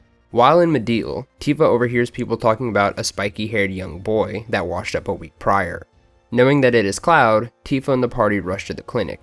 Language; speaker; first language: English; native; English